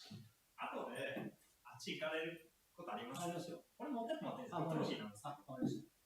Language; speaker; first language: Japanese; native; Japanese